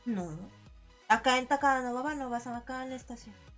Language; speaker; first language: Spanish; native; Spanish